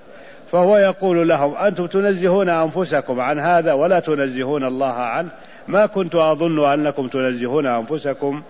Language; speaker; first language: Arabic; native; Arabic